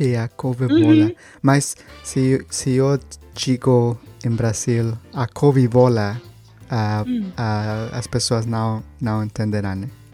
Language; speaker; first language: Portuguese; non-native, learner; Spanish